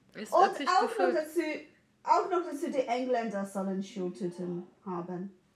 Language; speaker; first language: German; non-native, fluent; English